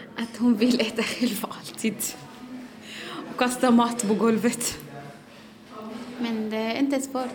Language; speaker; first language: Swedish; non-native, learner; Arabic